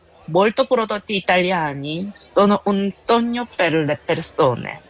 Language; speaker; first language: Italian; non-native, learner; Korean